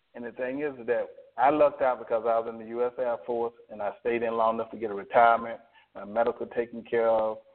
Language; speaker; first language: English; native; English